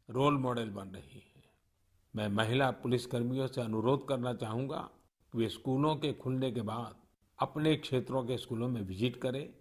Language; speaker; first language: Hindi; non-native, local second language; Gujarati